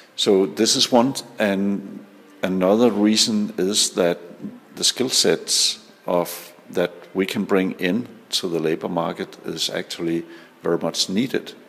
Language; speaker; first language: English; non-native, fluent; Danish